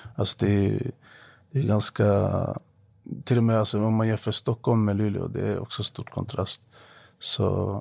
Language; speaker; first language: Swedish; non-native, fluent; Arabic